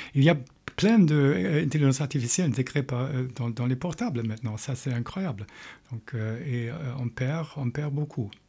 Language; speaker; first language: French; non-native, fluent; German